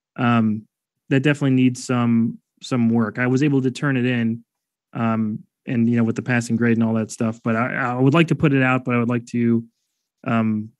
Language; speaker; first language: English; native; English